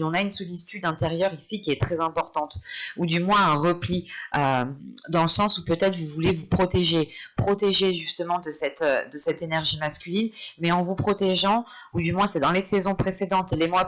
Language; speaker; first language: French; native; French